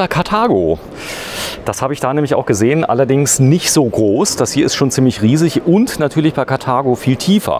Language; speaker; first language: German; native; German